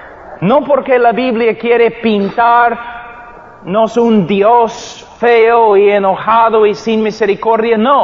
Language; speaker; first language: Spanish; non-native, fluent; English